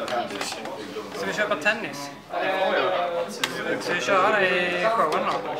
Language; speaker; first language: Swedish; native; Swedish